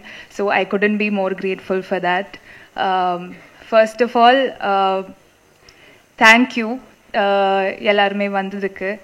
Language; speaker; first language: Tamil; non-native, fluent; Malayalam